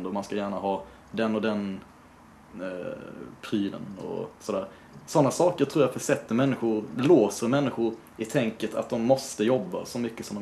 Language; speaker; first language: Swedish; native; Swedish